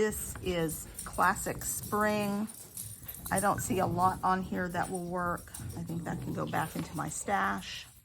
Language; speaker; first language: English; native; English